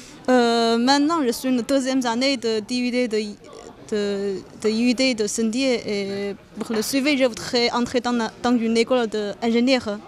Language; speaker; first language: French; non-native, fluent; Chinese